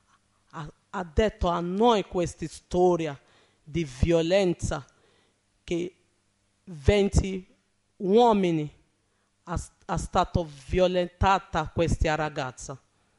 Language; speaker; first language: Italian; non-native, learner; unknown